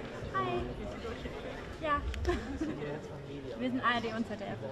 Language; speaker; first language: German; native; German